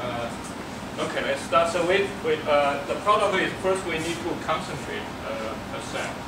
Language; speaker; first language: English; non-native, fluent; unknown